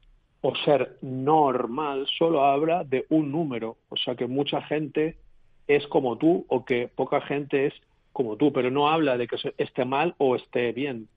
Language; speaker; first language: Spanish; native; Spanish